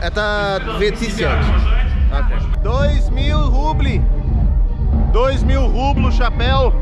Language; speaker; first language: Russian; non-native, learner; Portuguese